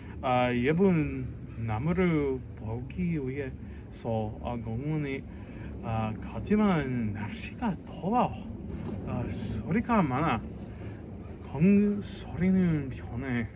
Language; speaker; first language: Korean; non-native, learner; English